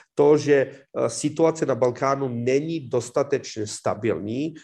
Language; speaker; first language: Czech; non-native, fluent; Serbian